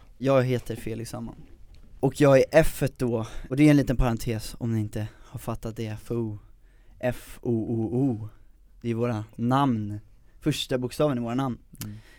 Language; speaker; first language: Swedish; native; Swedish